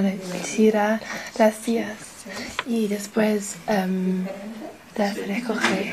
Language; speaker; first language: Spanish; non-native, learner; English